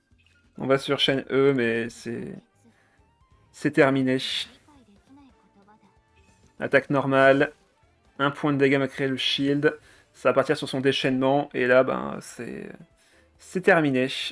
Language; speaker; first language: French; native; French